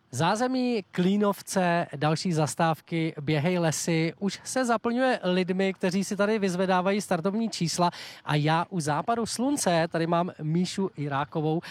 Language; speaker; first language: Czech; native; Czech